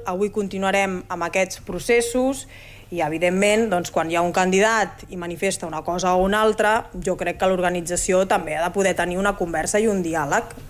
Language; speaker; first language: Catalan; native; Catalan